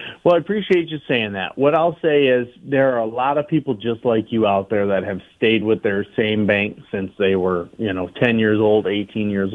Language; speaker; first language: English; native; English